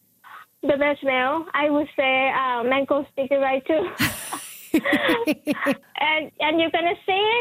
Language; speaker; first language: English; non-native, fluent; Thai